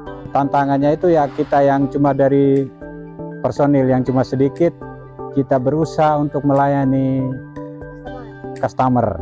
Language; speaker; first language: Indonesian; non-native, local second language; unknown